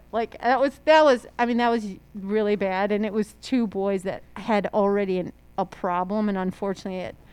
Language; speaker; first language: English; native; English